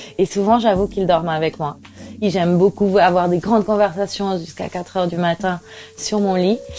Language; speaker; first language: French; non-native, fluent; Portuguese